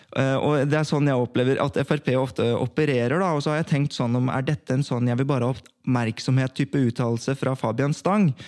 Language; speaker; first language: Norwegian; early bilingual, other home language; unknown